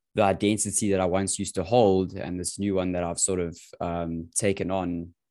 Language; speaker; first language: English; native; English